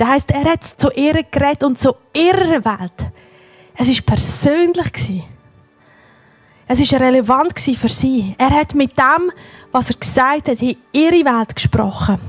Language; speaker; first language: German; native; German